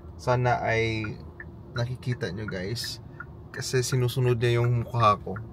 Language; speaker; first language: Filipino; native; Filipino